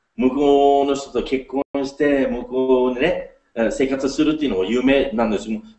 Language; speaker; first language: Japanese; non-native, fluent; English